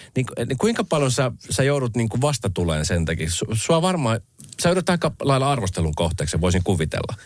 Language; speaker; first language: Finnish; native; Finnish